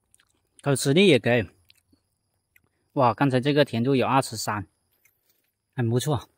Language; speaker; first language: Chinese; non-native, local second language; Cantonese